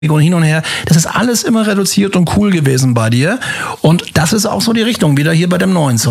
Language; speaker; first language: German; native; German